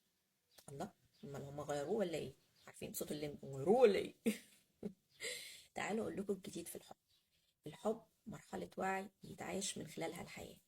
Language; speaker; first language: Arabic; native; Arabic